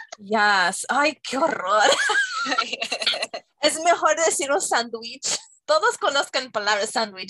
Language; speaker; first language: Spanish; non-native, fluent; English